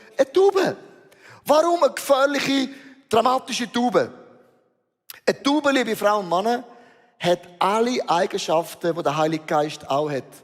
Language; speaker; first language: German; native; German